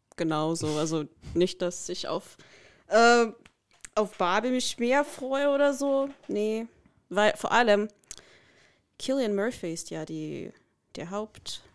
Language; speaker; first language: German; non-native, fluent; Korean